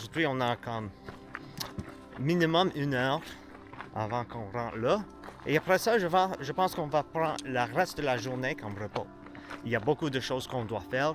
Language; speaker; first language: French; non-native, learner; English